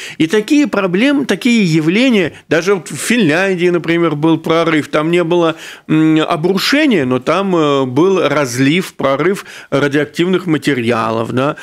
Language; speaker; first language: Russian; native; Russian